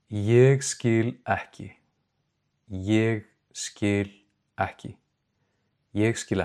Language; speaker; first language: Icelandic; non-native, fluent; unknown